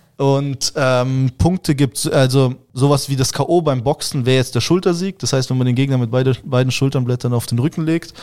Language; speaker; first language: German; early bilingual, other home language; Russian